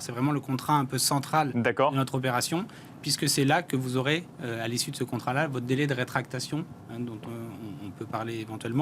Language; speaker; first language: French; native; French